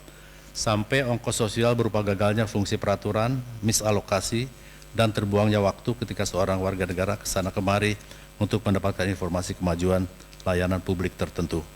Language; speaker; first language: Indonesian; native; Indonesian